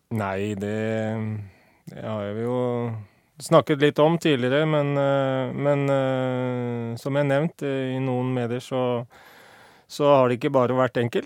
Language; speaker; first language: Norwegian; native; Norwegian